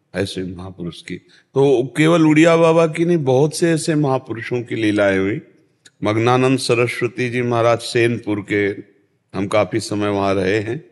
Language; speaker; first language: Hindi; native; Hindi